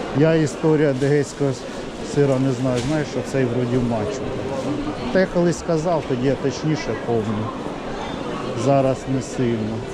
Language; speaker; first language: Ukrainian; native; Ukrainian